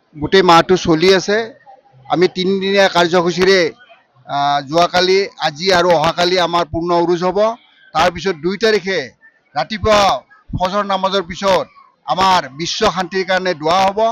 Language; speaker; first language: Assamese; native; Assamese